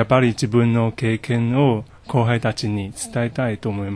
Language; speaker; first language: Japanese; non-native, fluent; Chinese